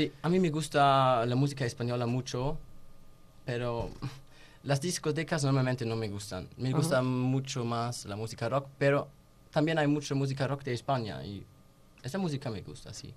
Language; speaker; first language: Spanish; non-native, learner; German